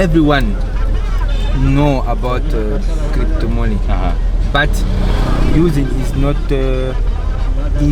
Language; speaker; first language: English; non-native, learner; Sango